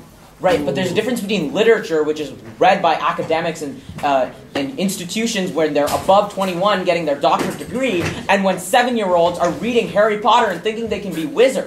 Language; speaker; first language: English; native; English